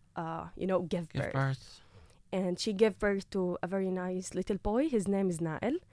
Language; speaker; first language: English; non-native, fluent; Arabic